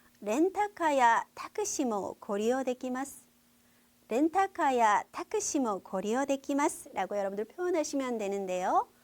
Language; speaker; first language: Korean; native; Korean